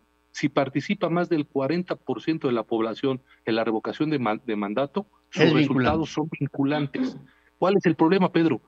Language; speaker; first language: Spanish; native; Spanish